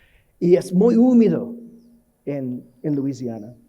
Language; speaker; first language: Spanish; non-native, learner; English